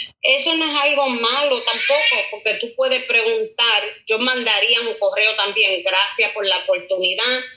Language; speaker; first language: Spanish; early bilingual, heritage; Spanish